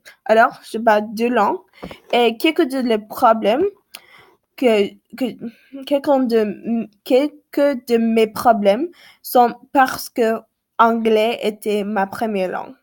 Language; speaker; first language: French; non-native, learner; English